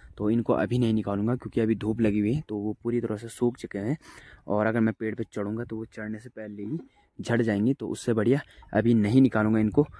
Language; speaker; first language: Hindi; native; Hindi